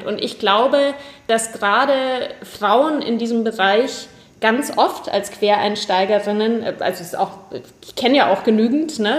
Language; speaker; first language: German; native; German